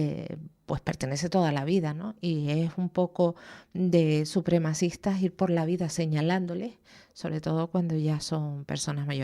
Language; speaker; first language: Spanish; native; Spanish